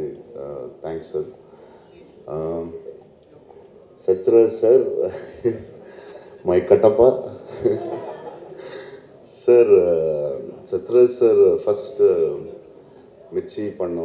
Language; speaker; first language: Tamil; non-native, learner; Telugu